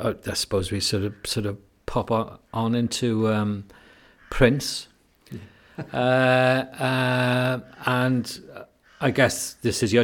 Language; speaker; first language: English; native; English